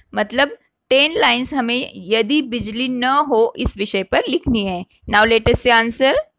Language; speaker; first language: Hindi; non-native, local second language; Marathi